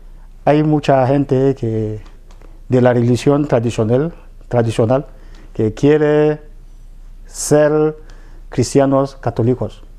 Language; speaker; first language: Spanish; non-native, fluent; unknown